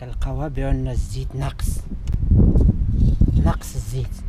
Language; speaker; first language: Arabic; native; Arabic